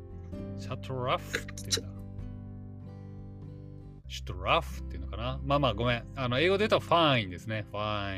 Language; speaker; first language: Japanese; native; Japanese